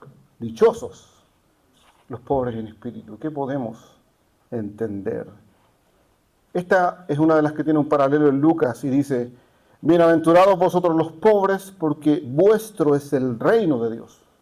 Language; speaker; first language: Spanish; native; Spanish